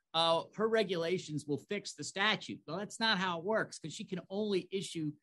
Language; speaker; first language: English; native; English